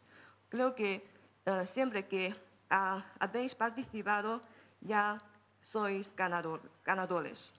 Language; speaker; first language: Spanish; non-native, fluent; Chinese